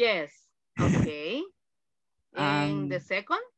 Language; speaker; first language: English; non-native, fluent; Spanish